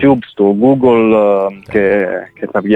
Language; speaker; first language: Greek; non-native, fluent; Italian